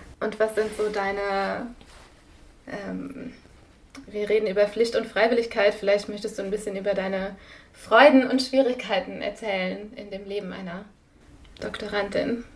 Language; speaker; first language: German; native; German